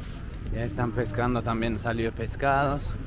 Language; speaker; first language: Spanish; non-native, learner; Turkish